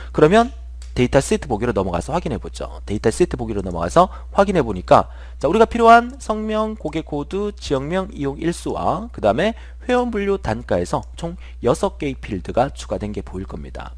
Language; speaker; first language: Korean; native; Korean